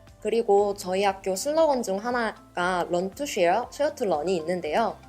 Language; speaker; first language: Korean; native; Korean